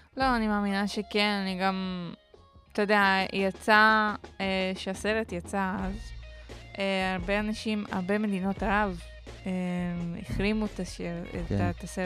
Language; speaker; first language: Hebrew; non-native, local second language; Arabic